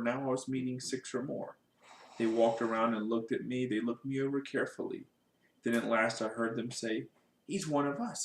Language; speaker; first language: English; native; English